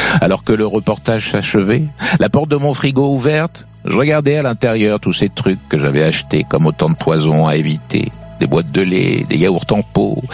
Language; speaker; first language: French; native; French